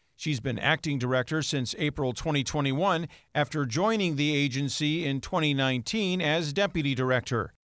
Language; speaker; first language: English; native; English